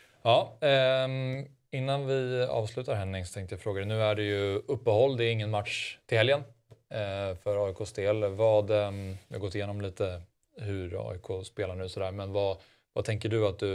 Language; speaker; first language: Swedish; native; Swedish